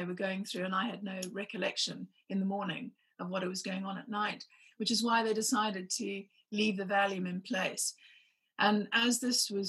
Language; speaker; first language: English; native; English